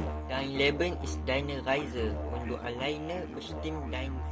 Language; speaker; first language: German; non-native, learner; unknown